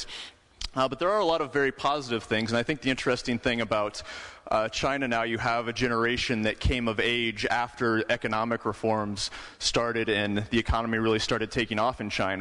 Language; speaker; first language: English; native; English